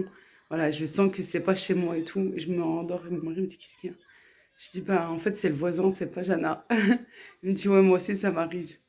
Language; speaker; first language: French; native; French